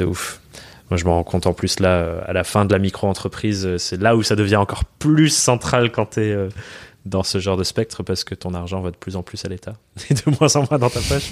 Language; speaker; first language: French; native; French